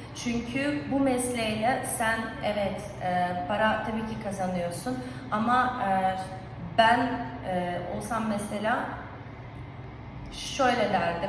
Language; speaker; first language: Turkish; non-native, fluent; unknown